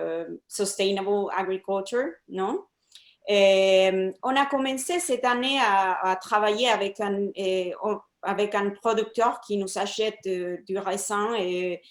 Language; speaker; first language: French; non-native, fluent; Spanish